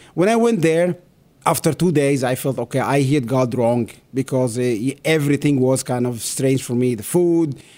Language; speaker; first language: English; non-native, fluent; Arabic